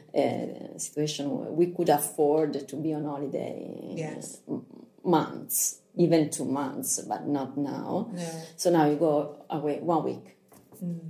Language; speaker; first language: English; non-native, learner; Italian